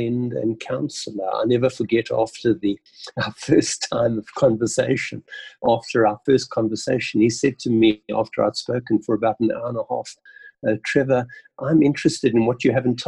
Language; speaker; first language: English; native; English